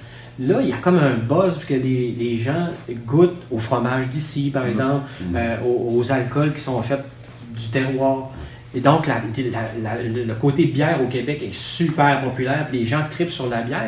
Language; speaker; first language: French; native; French